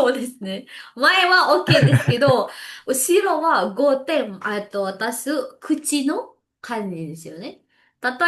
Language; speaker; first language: Japanese; non-native, learner; Indonesian